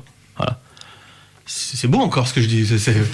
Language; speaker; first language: French; native; French